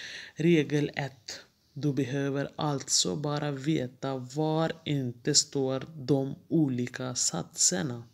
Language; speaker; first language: Swedish; non-native, fluent; Urdu